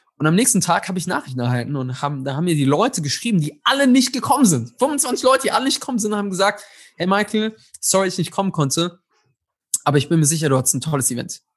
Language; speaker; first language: German; early bilingual, other home language; Tigrinya